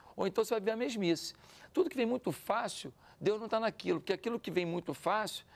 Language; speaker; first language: Portuguese; native; Portuguese